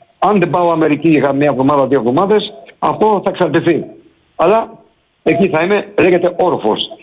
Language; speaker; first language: Greek; early bilingual, heritage; Greek